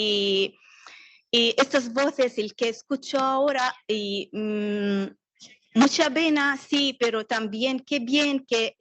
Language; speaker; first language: Spanish; non-native, learner; Arabic